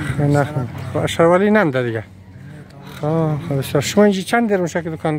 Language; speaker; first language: Persian; native; Persian